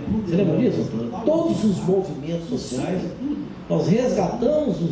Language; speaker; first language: Portuguese; native; Portuguese